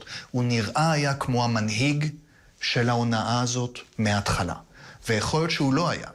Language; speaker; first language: Hebrew; native; Hebrew